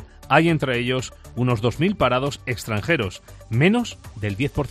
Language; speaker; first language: Spanish; native; Spanish